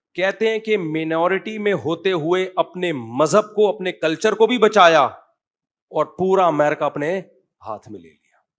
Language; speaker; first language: Urdu; native; Urdu